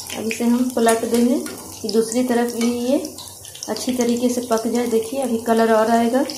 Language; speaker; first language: Hindi; native; Hindi